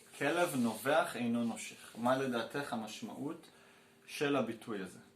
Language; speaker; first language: Hebrew; native; Hebrew